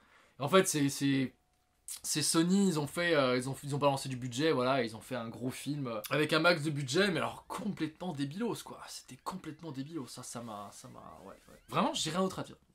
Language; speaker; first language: French; native; French